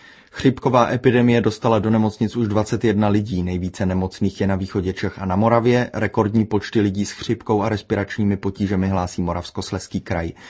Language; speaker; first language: Czech; native; Czech